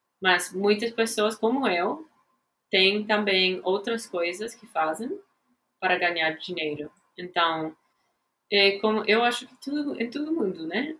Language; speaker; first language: Portuguese; non-native, fluent; English